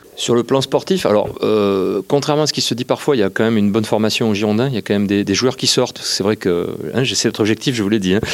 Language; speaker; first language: French; native; French